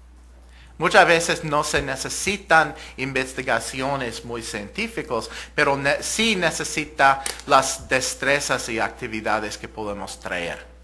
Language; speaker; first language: Spanish; non-native, fluent; English